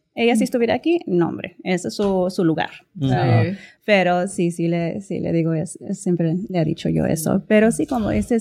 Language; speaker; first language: Spanish; early bilingual, heritage; Spanish